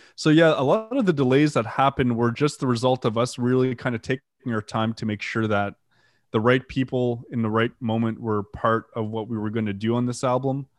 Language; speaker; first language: English; non-native, fluent; French